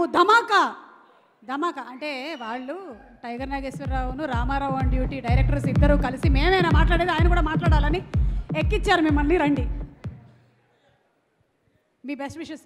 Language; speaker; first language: Telugu; native; Telugu